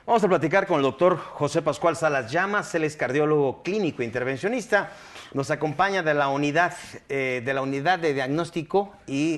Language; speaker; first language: Spanish; native; Spanish